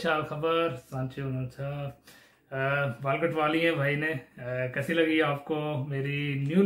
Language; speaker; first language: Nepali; non-native, learner; Urdu